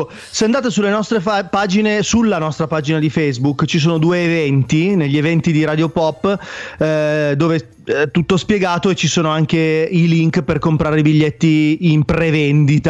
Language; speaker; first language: Italian; native; Italian